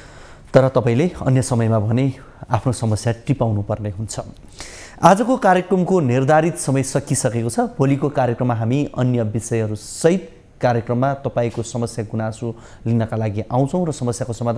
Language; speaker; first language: Nepali; native; Nepali